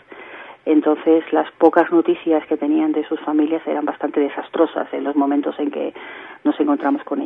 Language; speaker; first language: Spanish; native; Spanish